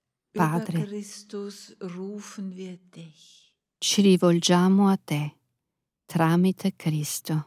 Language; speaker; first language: Italian; native; Italian